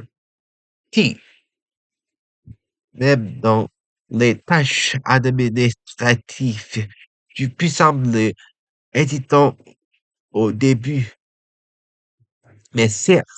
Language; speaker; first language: French; non-native, learner; Japanese